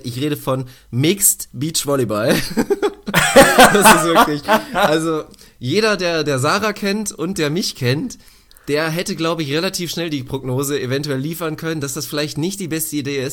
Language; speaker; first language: German; native; German